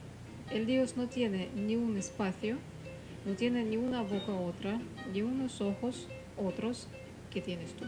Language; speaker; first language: Spanish; non-native, fluent; Russian